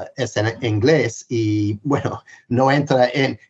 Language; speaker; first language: Spanish; non-native, fluent; English